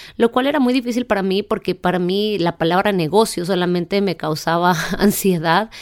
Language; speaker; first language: Spanish; native; Spanish